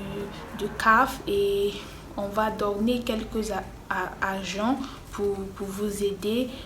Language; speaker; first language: French; non-native, fluent; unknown